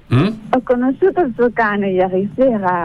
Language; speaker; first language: Italian; non-native, learner; French